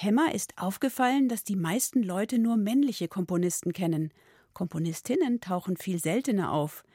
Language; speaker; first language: German; native; German